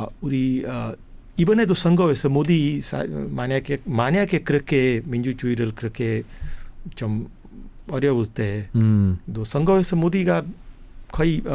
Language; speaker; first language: Korean; non-native, fluent; Hindi